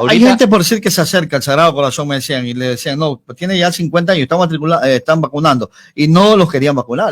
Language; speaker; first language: Spanish; native; Spanish